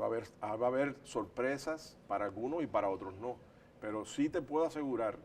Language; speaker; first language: Spanish; native; Spanish